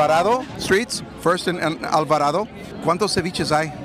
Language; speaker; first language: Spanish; early bilingual, heritage; Spanish